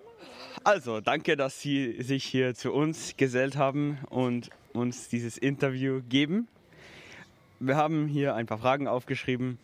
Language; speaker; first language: German; native; German